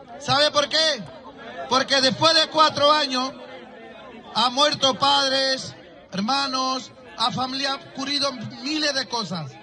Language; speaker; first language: Spanish; non-native, learner; Punjabi